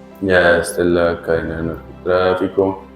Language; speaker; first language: Indonesian; non-native, learner; Spanish